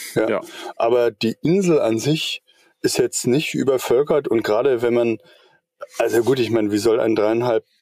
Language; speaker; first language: German; native; German